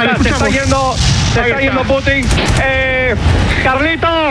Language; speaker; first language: Spanish; native; Spanish